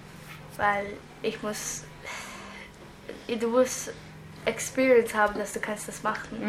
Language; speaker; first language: German; early bilingual, other home language; Croatian